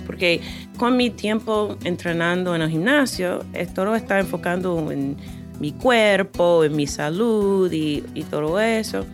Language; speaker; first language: Spanish; non-native, fluent; English